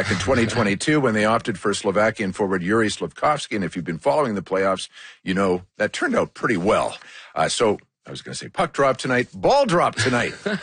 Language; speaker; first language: English; native; English